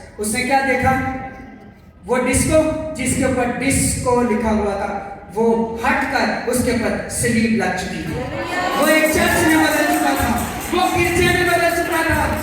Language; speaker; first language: Urdu; non-native, local second language; Punjabi